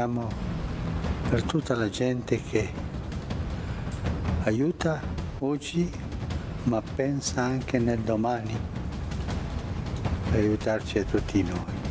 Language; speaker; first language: Italian; non-native, fluent; Spanish